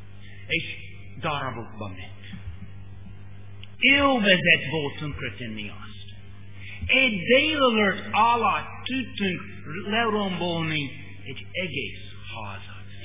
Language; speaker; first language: Hungarian; non-native, learner; English